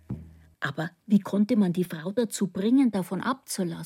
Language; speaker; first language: German; native; German